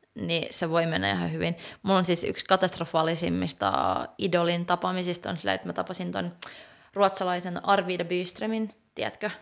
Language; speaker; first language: Finnish; non-native, local second language; Swedish